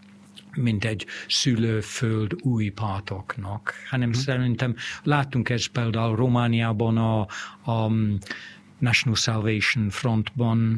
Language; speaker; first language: Hungarian; non-native, fluent; English